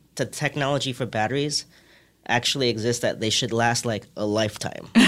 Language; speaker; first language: English; early bilingual, other home language; Cantonese